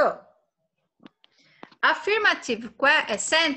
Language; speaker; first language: English; non-native, fluent; Portuguese